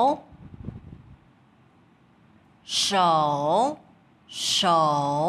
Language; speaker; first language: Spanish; non-native, fluent; Chinese